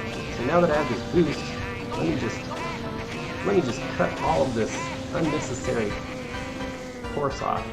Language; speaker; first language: English; native; English